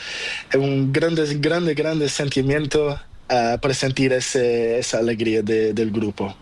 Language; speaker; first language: Spanish; non-native, learner; Portuguese